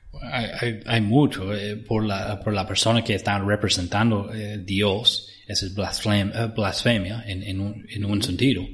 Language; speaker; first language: Spanish; non-native, fluent; English